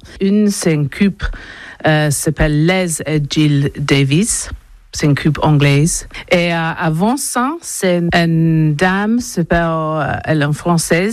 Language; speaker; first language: French; non-native, learner; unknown